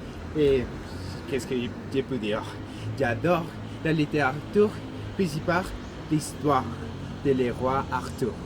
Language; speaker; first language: French; non-native, learner; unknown